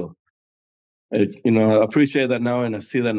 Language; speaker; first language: English; non-native, fluent; Spanish